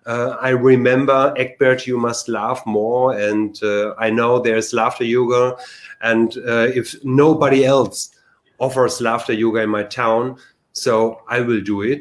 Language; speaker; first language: English; non-native, learner; German